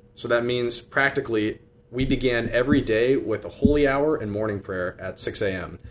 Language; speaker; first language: English; native; English